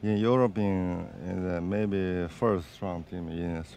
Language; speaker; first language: English; non-native, learner; Chinese